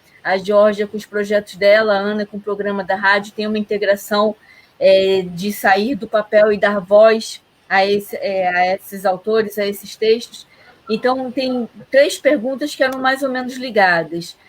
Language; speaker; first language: Portuguese; native; Portuguese